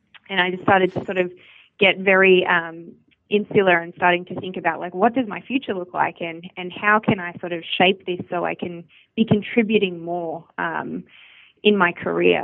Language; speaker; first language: English; native; English